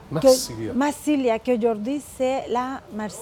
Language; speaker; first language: French; non-native, fluent; Spanish